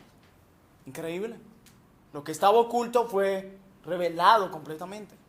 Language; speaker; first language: Spanish; native; Spanish